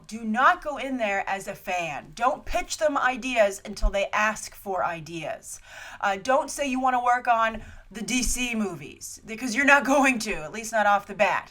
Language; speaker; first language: English; native; English